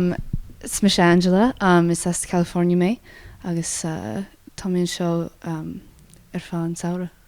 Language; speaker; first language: Irish; non-native, learner; English